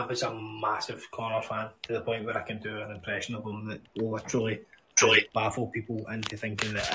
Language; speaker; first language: English; native; English